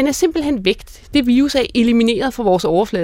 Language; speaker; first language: Danish; native; Danish